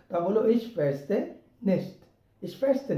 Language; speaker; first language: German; non-native, fluent; Hindi